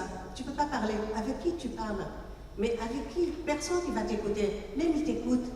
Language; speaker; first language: French; non-native, local second language; Arabic